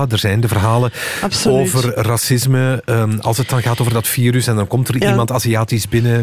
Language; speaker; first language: Dutch; native; Dutch